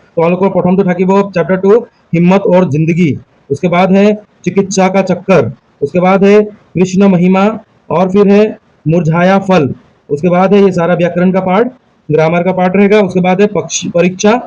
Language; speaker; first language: Hindi; non-native, local second language; Assamese